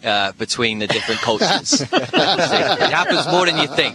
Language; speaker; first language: English; native; English